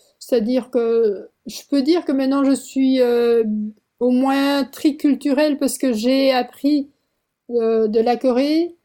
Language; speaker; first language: French; early bilingual, other home language; Korean